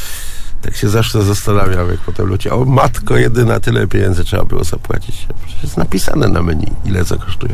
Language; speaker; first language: Polish; native; Polish